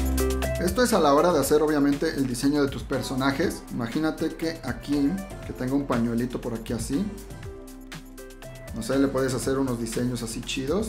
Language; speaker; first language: Spanish; native; Spanish